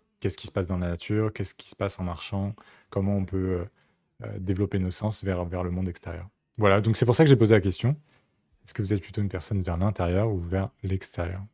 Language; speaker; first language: French; native; French